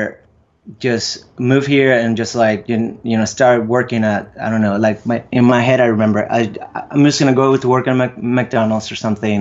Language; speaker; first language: English; non-native, fluent; Spanish